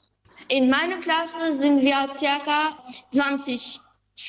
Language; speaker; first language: German; non-native, learner; Albanian